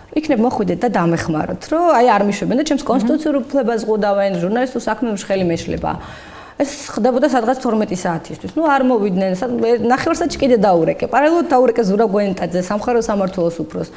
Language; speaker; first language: Georgian; native; Georgian